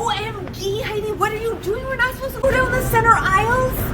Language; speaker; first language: English; native; English